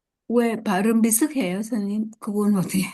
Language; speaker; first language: Korean; non-native, learner; Vietnamese